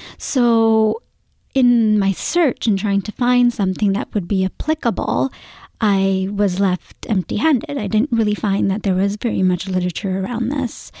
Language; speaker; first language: English; early bilingual, other home language; Gujarati